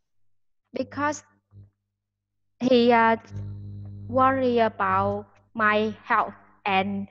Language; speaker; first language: English; non-native, learner; Vietnamese